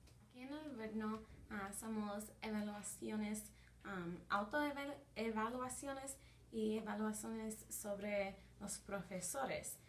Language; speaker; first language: Spanish; early bilingual, heritage; Spanish